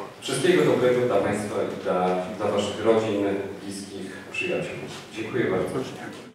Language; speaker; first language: Polish; native; Polish